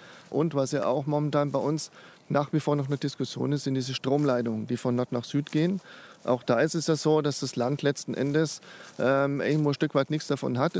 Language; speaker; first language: German; native; German